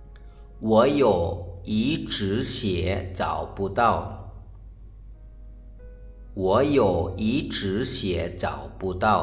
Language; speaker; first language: Chinese; non-native, fluent; Lao